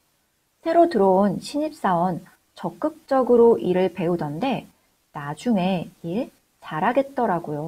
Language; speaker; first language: Korean; non-native, fluent; Chinese